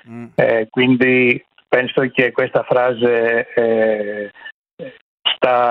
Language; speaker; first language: Italian; non-native, fluent; Greek